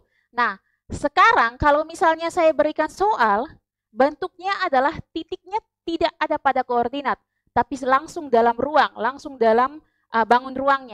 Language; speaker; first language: Indonesian; native; Indonesian